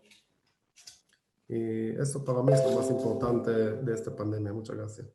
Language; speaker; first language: Spanish; non-native, fluent; Hebrew